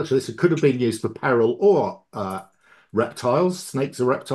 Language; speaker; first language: English; native; English